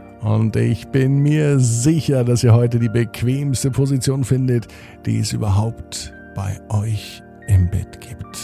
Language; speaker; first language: German; native; German